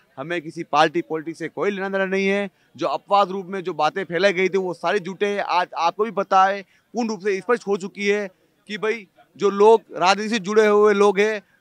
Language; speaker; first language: Hindi; native; Hindi